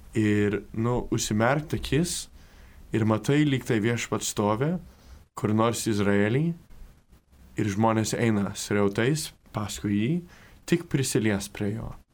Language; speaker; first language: Lithuanian; early bilingual, heritage; Lithuanian